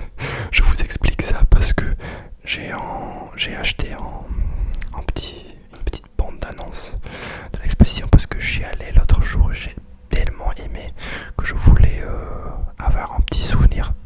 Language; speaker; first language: French; non-native, fluent; English